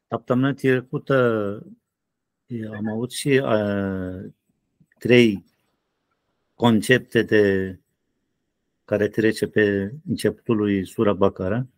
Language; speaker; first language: Romanian; non-native, learner; Turkish